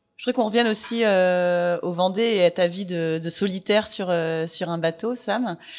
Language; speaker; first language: French; native; French